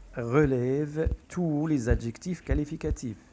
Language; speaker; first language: French; non-native, local second language; Arabic